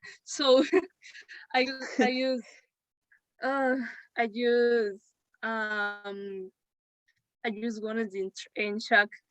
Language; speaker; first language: English; non-native, learner; Spanish